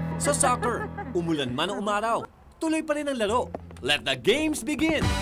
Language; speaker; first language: Filipino; native; Filipino